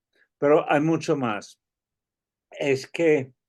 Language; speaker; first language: Spanish; non-native, fluent; English